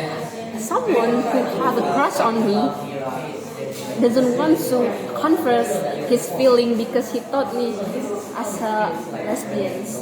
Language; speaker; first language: English; non-native, learner; Indonesian